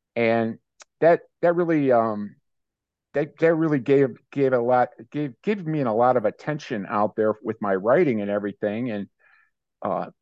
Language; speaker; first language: English; native; English